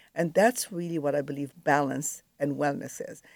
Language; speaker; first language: English; non-native, fluent; Arabic